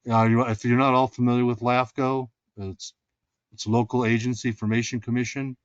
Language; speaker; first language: English; native; English